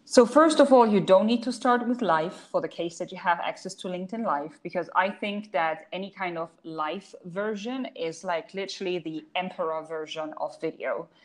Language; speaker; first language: English; non-native, fluent; German